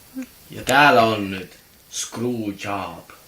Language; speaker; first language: Finnish; non-native, learner; Estonian